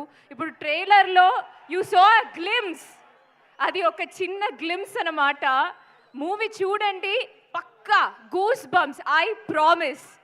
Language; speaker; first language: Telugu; non-native, fluent; Malayalam